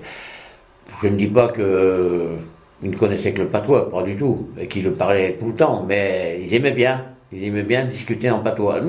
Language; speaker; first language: French; native; French